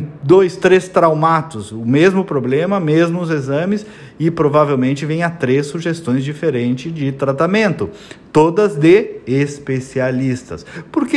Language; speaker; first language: Portuguese; native; Portuguese